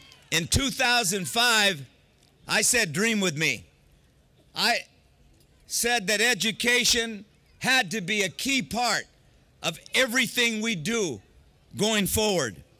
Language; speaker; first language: English; early bilingual, other home language; Spanish